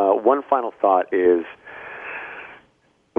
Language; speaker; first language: English; native; English